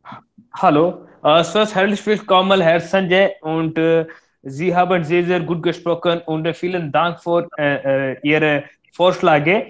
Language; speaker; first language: German; non-native, learner; Hindi